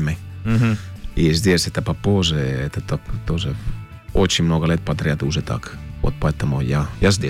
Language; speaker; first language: Russian; non-native, learner; Finnish